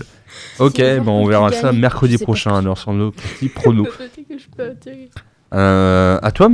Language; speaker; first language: French; native; French